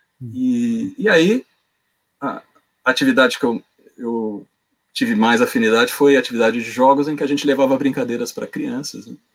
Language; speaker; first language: Portuguese; native; Portuguese